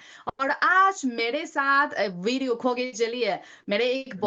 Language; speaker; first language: Hindi; non-native, learner; Chinese